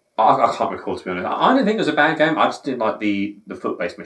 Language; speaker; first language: English; native; English